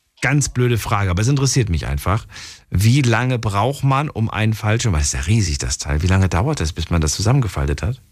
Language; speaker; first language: German; native; German